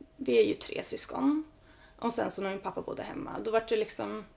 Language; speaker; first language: Swedish; early bilingual, other home language; Spanish